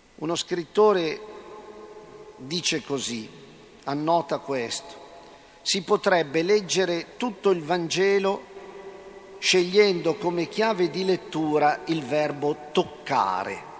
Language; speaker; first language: Italian; native; Italian